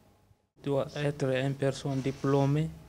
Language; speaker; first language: French; non-native, learner; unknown